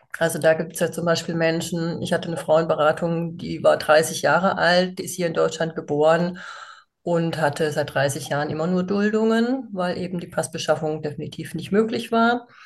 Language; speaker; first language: German; native; German